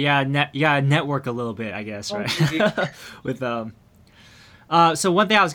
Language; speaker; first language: English; early bilingual, other home language; Min Nan Chinese